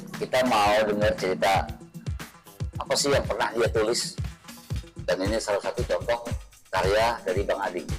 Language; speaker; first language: Indonesian; native; Indonesian